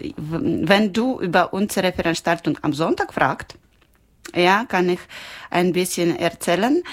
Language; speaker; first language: German; non-native, learner; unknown